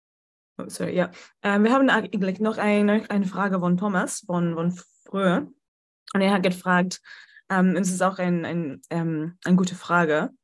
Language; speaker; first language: German; non-native, learner; English